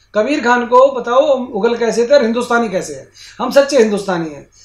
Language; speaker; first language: Hindi; native; Hindi